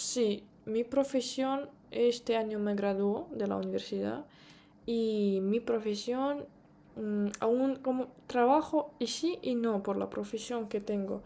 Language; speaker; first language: Spanish; non-native, fluent; Russian